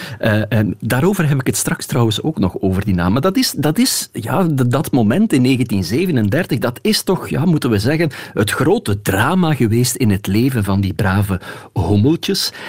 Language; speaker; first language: Dutch; native; Dutch